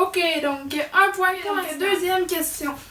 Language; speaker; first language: French; native; French